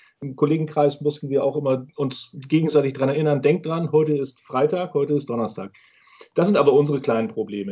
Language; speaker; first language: German; native; German